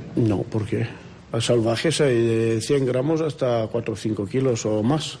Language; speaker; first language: Spanish; non-native, fluent; Romanian